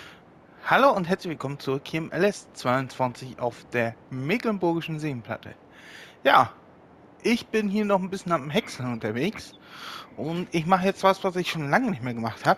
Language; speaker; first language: German; native; German